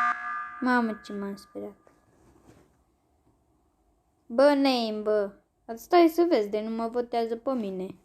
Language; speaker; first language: Romanian; native; Romanian